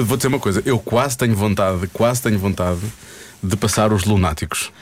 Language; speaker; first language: Portuguese; native; Portuguese